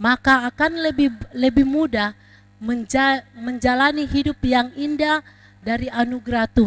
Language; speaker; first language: Indonesian; native; Indonesian